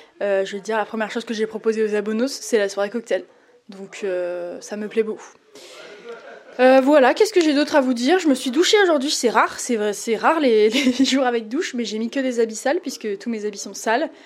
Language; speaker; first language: French; native; French